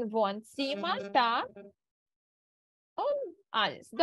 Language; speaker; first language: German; non-native, fluent; Ukrainian